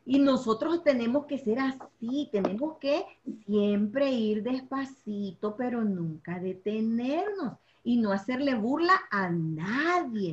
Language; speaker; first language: Spanish; native; Spanish